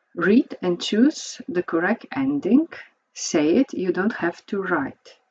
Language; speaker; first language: English; non-native, fluent; Slovenian